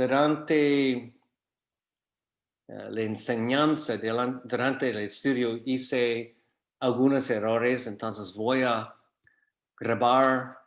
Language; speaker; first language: Spanish; non-native, fluent; English